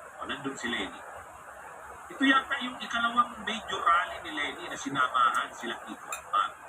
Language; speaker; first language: Filipino; non-native, local second language; Bikol